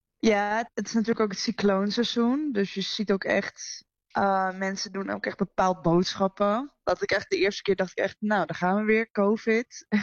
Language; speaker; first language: Dutch; native; Dutch